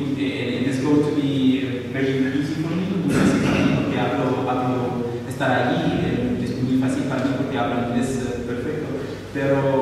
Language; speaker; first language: Spanish; non-native, learner; Arabic